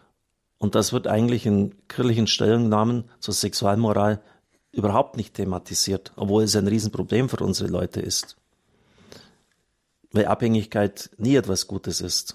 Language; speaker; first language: German; native; German